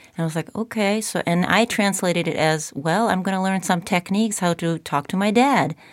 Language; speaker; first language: English; non-native, fluent; Czech